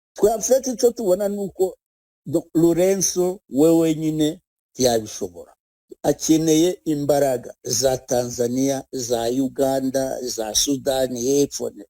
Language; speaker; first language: Kinyarwanda; native; Kinyarwanda